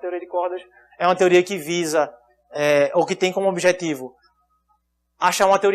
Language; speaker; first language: Portuguese; native; Portuguese